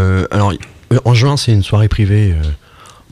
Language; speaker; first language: French; native; French